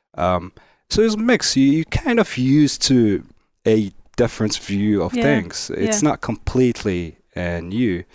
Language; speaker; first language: English; non-native, fluent; Arabic